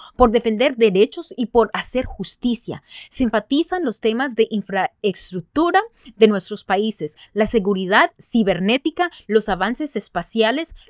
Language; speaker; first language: Spanish; early bilingual, other home language; English